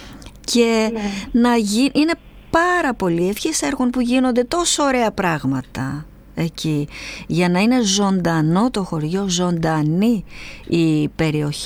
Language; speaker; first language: Greek; native; Greek